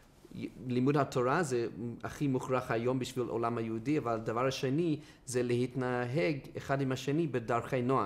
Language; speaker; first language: Hebrew; non-native, fluent; English